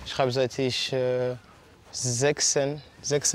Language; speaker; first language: German; non-native, fluent; French